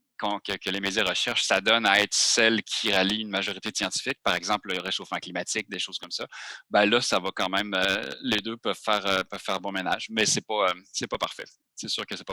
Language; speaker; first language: French; native; French